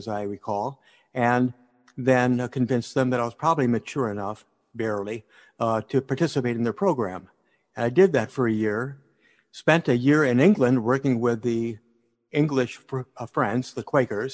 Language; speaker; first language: English; native; English